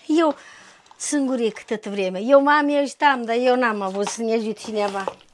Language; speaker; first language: Romanian; native; Romanian